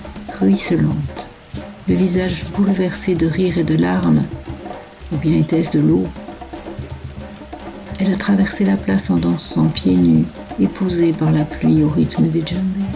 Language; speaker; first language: French; native; French